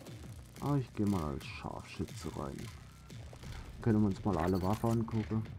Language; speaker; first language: German; native; German